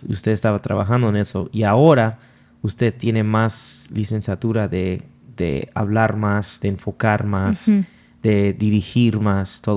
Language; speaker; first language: Spanish; non-native, fluent; English